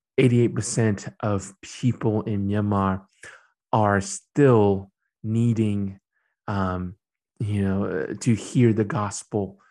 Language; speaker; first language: English; early bilingual, other home language; Burmese